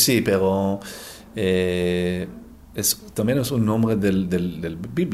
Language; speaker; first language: Spanish; non-native, learner; Hebrew